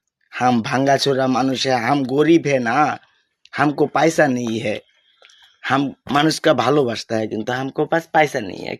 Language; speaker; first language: Hindi; non-native, learner; Bangla